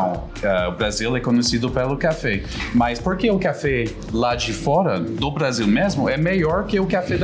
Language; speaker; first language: Portuguese; non-native, fluent; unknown